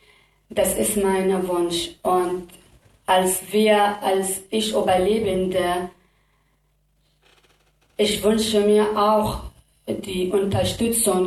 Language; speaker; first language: German; non-native, learner; Kurdish